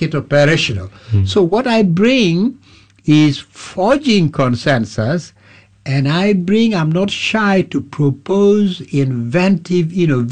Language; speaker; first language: English; non-native, local second language; Acoli